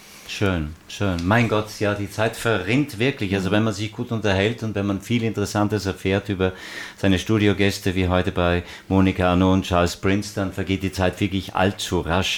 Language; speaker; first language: German; native; German